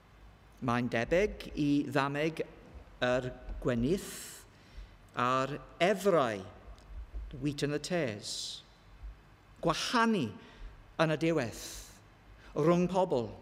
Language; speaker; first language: Welsh; non-native, learner; English